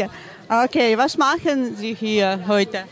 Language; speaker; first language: German; non-native, learner; Ukrainian